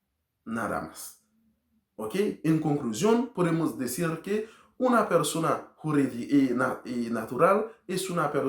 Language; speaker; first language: Spanish; non-native, learner; Haitian Creole